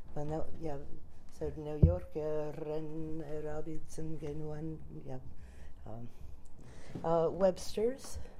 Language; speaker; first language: Basque; non-native, fluent; English